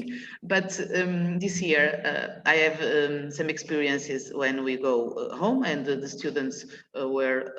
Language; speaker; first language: English; non-native, learner; Portuguese